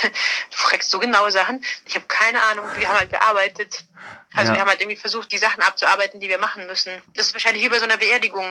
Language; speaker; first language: German; native; German